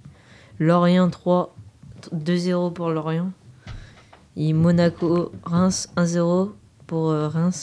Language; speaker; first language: French; native; French